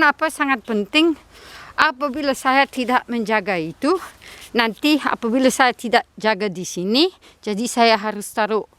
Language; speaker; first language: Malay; non-native, fluent; Dutch